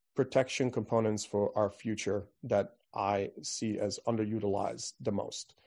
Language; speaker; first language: English; non-native, fluent; Croatian